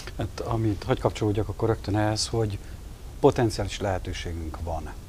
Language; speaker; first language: Hungarian; native; Hungarian